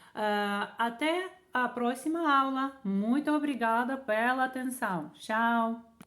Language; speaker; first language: Portuguese; non-native, fluent; Ukrainian